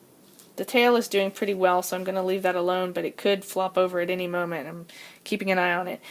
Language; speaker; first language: English; native; English